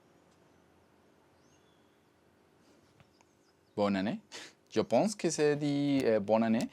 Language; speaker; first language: French; non-native, learner; Spanish